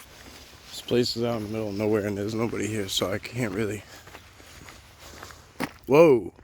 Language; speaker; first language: English; native; English